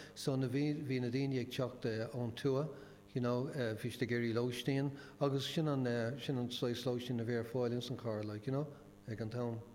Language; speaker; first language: Irish; non-native, local second language; English